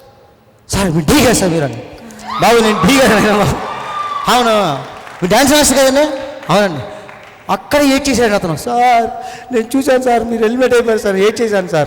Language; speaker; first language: Telugu; native; Telugu